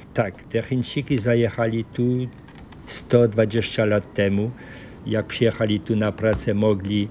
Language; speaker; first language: Polish; early bilingual, heritage; Polish